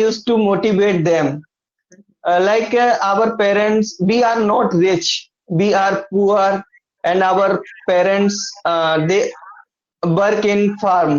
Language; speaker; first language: English; non-native, learner; Hindi